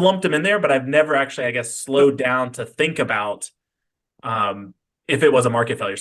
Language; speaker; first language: English; native; English